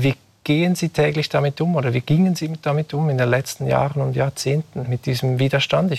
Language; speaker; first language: German; native; German